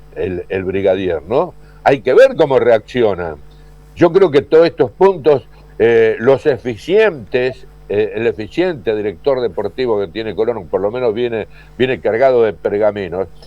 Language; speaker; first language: Spanish; native; Spanish